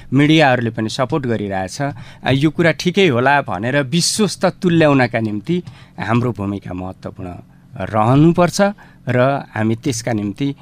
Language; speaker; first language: Nepali; native; Nepali